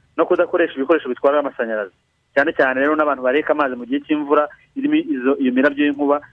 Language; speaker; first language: Kinyarwanda; native; Kinyarwanda